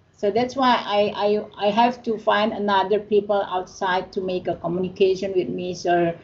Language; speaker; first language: English; non-native, learner; Indonesian